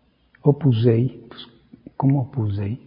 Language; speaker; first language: Spanish; native; Spanish